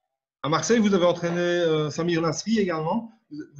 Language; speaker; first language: French; native; French